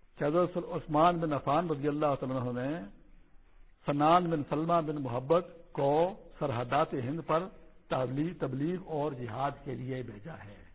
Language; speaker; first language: Urdu; non-native, local second language; Pashto